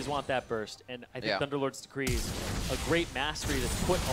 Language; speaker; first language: English; native; English